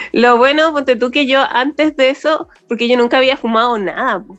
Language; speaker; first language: Spanish; native; Spanish